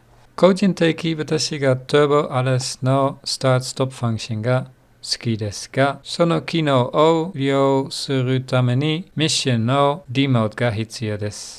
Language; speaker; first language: Japanese; non-native, learner; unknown